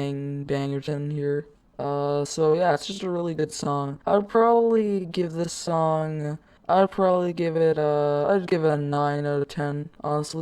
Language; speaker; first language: English; native; English